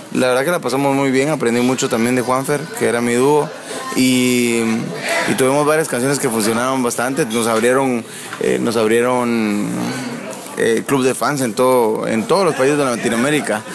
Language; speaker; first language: Spanish; native; Spanish